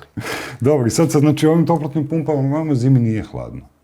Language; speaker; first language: Bosnian; native; Bosnian